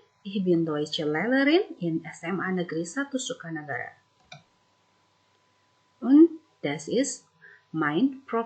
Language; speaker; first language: German; non-native, fluent; Indonesian